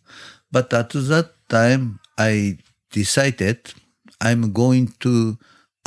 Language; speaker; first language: English; non-native, learner; Japanese